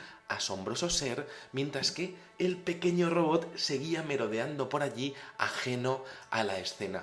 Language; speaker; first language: Spanish; native; Spanish